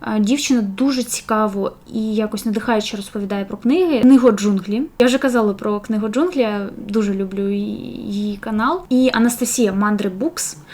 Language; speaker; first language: Ukrainian; non-native, local second language; Russian